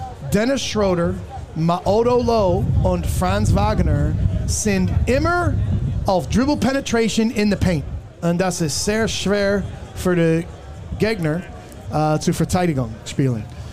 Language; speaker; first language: German; non-native, learner; English